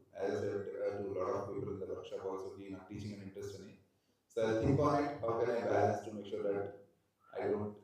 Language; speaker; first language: English; non-native, local second language; Telugu